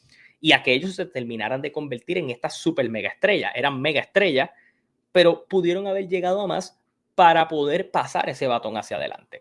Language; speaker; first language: Spanish; native; Spanish